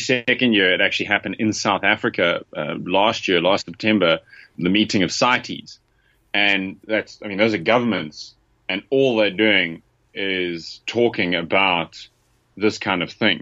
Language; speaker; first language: English; native; English